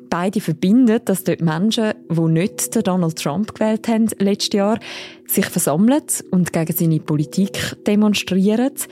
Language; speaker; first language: German; native; German